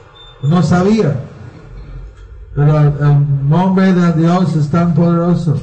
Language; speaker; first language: Spanish; non-native, learner; Bangla